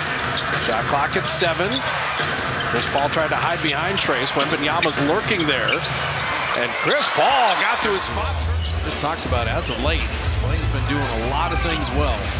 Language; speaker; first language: English; native; English